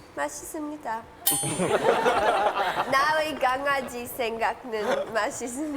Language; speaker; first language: Korean; non-native, learner; Polish